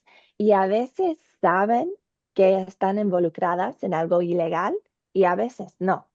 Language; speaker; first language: Spanish; non-native, learner; English